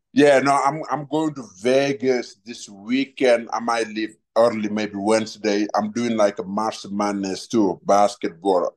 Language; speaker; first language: English; non-native, fluent; Wolof